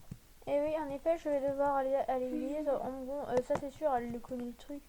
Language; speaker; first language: French; native; French